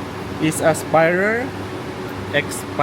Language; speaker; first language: English; non-native, learner; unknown